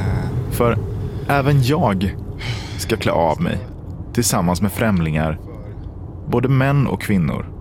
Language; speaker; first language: Swedish; native; Swedish